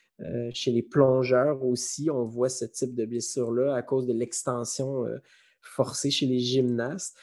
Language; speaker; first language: French; native; French